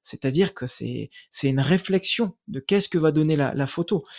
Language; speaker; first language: French; native; French